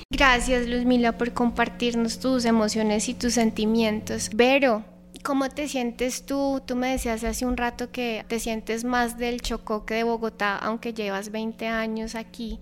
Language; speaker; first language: Spanish; native; Spanish